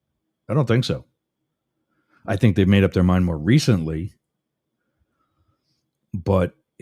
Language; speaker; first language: English; native; English